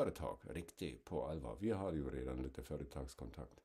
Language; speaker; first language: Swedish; non-native, fluent; German